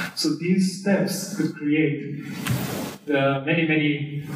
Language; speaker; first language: English; non-native, fluent; Japanese